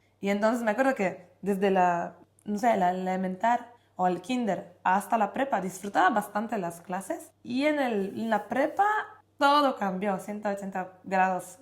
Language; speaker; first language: Spanish; non-native, fluent; Polish